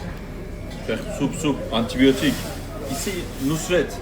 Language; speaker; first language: French; non-native, learner; Turkish